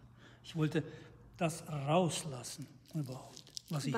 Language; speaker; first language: German; non-native, fluent; Russian